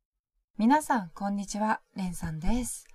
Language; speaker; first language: Japanese; non-native, fluent; Korean